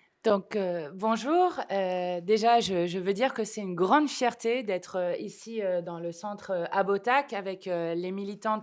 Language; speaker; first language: French; native; French